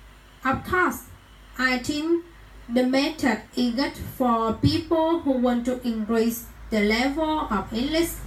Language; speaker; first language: English; non-native, learner; Vietnamese